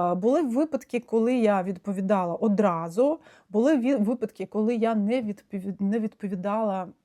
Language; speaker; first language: Ukrainian; non-native, local second language; Russian